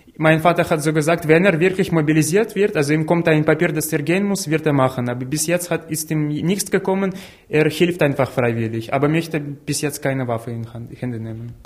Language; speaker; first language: German; non-native, fluent; Ukrainian